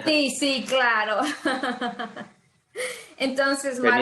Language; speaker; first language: Spanish; non-native, fluent; Portuguese